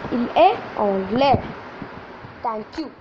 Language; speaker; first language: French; non-native, fluent; Tamil